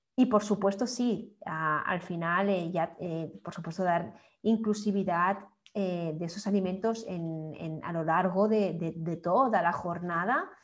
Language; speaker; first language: Spanish; native; Spanish